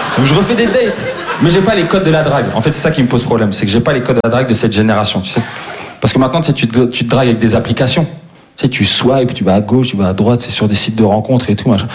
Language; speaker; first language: French; native; French